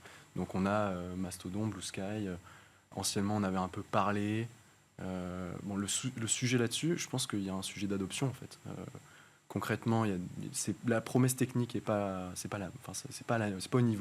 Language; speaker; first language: French; native; French